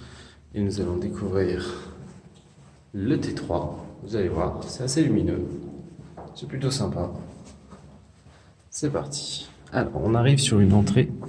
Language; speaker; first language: French; native; French